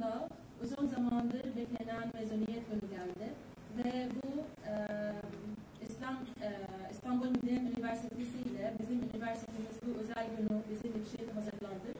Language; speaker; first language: Turkish; non-native, learner; Arabic